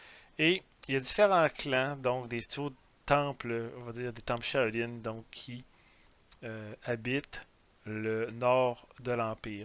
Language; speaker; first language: French; native; French